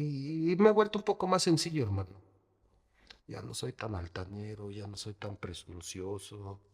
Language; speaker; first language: Spanish; native; Spanish